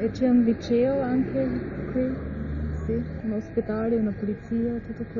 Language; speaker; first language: Italian; non-native, learner; German